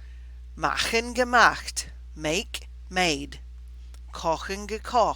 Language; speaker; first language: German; non-native, fluent; English